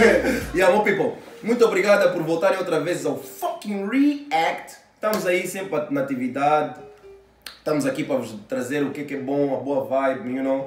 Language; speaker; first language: Portuguese; native; Portuguese